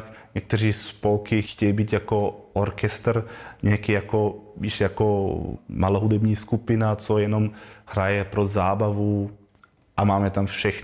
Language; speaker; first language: Czech; non-native, fluent; German